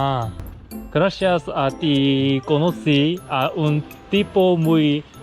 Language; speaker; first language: Spanish; non-native, learner; Korean